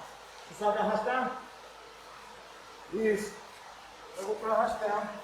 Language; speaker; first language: Portuguese; non-native, learner; English